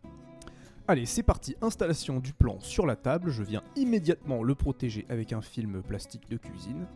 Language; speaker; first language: French; native; French